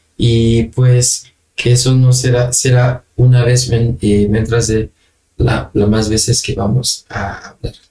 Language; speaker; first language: Spanish; non-native, fluent; Haitian Creole